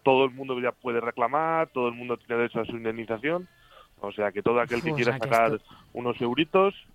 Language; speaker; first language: Spanish; native; Spanish